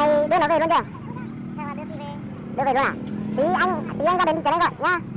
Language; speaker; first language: Vietnamese; native; Vietnamese